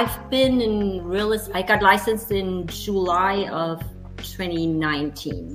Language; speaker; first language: English; non-native, fluent; German